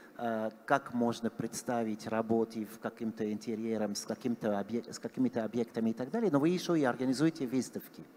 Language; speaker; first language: Russian; non-native, fluent; French